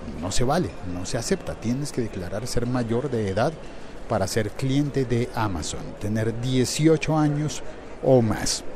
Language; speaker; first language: Spanish; native; Spanish